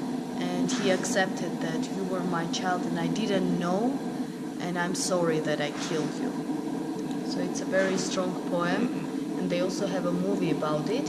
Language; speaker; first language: English; non-native, fluent; Armenian